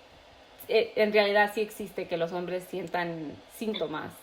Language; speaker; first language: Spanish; early bilingual, heritage; Spanish